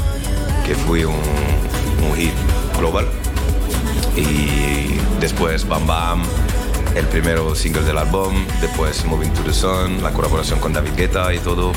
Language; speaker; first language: Spanish; non-native, learner; French